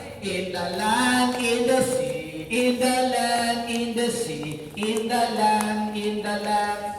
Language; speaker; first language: English; non-native, fluent; Filipino